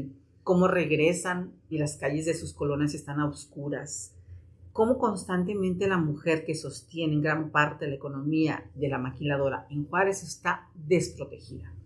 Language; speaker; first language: Spanish; native; Spanish